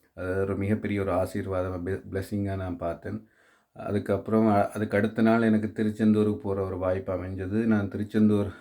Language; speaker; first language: Tamil; native; Tamil